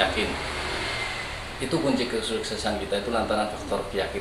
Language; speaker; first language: Indonesian; native; Indonesian